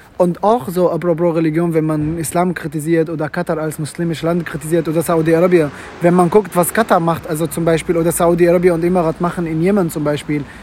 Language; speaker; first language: German; non-native, fluent; Arabic